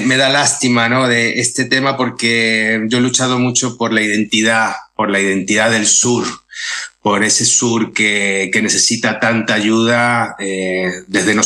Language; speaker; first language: Spanish; native; Spanish